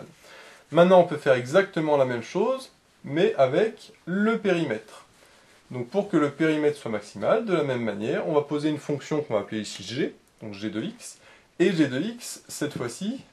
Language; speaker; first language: French; native; French